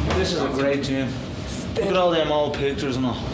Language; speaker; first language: English; native; English